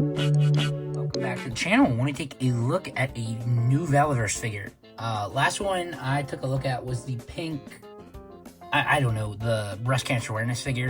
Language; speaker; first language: English; native; English